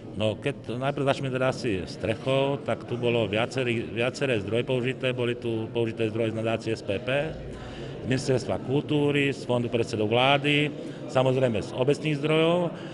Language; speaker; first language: Slovak; native; Slovak